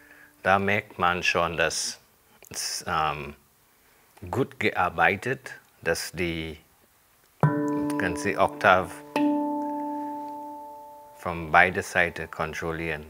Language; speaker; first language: German; non-native, fluent; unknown